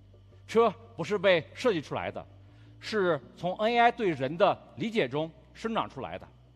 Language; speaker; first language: Chinese; native; Chinese